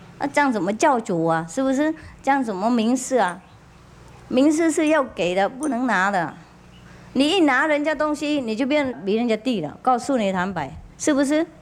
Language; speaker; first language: Chinese; non-native, fluent; Vietnamese